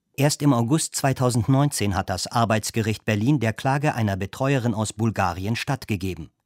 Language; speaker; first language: German; native; German